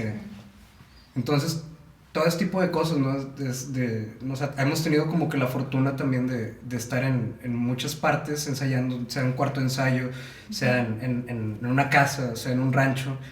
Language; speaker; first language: Spanish; native; Spanish